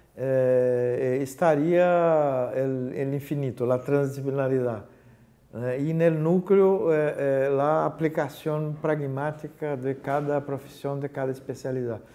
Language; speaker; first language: Portuguese; native; Portuguese